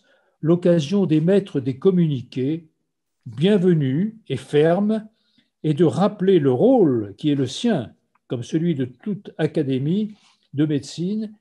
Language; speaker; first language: French; native; French